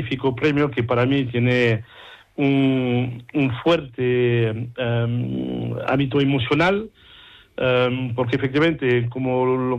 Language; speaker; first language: Spanish; non-native, fluent; French